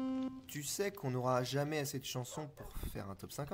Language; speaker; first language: French; native; French